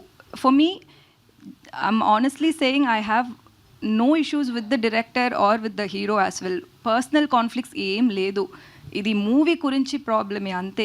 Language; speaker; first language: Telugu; non-native, local second language; Tamil